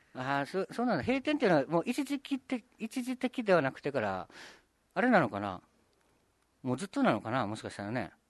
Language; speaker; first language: Japanese; native; Japanese